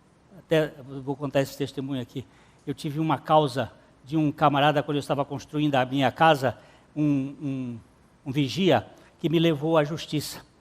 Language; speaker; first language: Portuguese; native; Portuguese